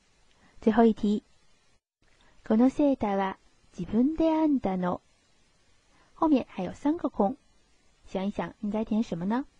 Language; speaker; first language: Japanese; non-native, fluent; Chinese